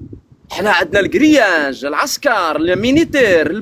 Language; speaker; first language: Arabic; native; Arabic